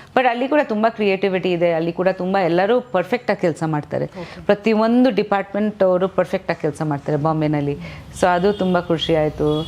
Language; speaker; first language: Kannada; non-native, fluent; Bangla